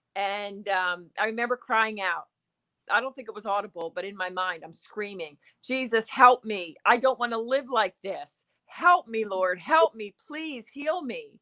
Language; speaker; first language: English; native; English